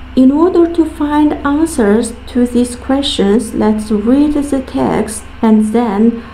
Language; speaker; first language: English; non-native, fluent; Kazakh